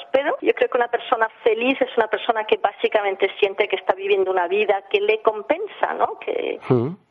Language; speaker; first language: Spanish; early bilingual, heritage; English